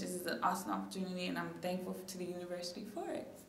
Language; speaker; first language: English; native; English